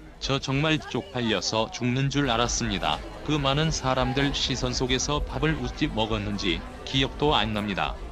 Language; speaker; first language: Korean; native; Korean